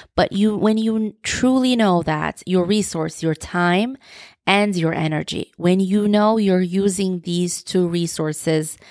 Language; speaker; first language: English; non-native, fluent; Turkish